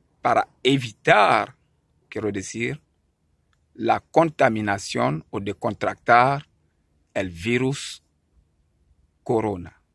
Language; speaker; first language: Spanish; non-native, learner; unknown